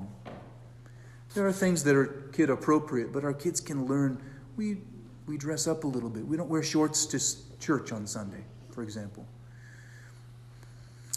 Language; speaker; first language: English; native; English